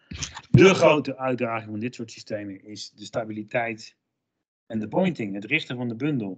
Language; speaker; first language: Dutch; native; Dutch